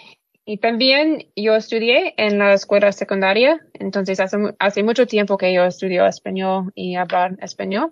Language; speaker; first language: Spanish; non-native, learner; English